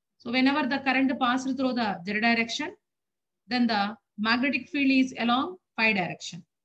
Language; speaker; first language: English; non-native, local second language; Telugu